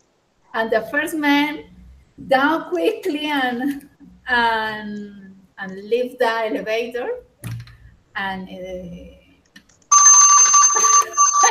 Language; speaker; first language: English; non-native, learner; Spanish